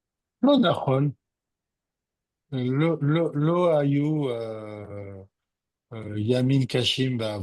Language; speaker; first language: Hebrew; non-native, learner; French